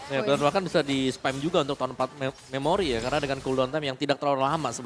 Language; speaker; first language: Indonesian; native; Indonesian